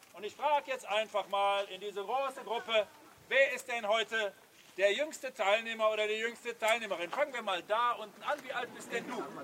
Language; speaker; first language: German; native; German